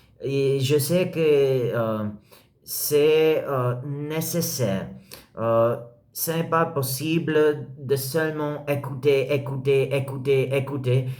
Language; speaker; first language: French; non-native, learner; English